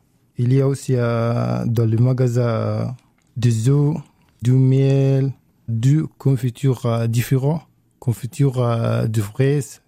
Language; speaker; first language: French; non-native, learner; Arabic